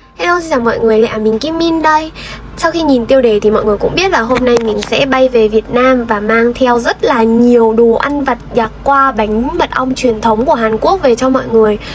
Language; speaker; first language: Vietnamese; native; Vietnamese